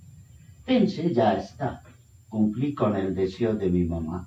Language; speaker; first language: Spanish; non-native, fluent; Bangla